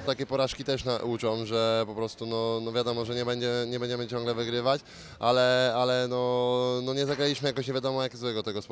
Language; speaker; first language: Polish; native; Polish